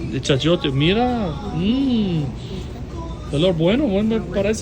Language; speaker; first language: Spanish; non-native, learner; Albanian